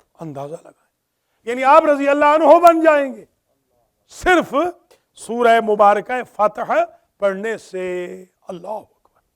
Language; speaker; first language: Urdu; non-native, local second language; Punjabi